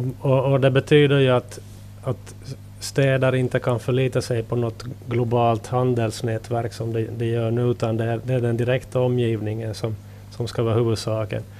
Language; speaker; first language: Swedish; native; Swedish